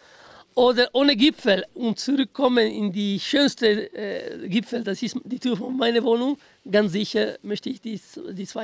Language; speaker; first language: German; non-native, fluent; Italian